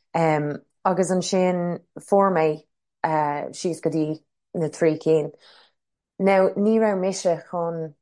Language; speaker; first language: Irish; non-native, local second language; English